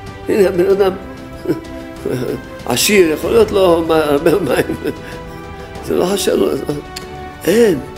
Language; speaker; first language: Hebrew; non-native, fluent; French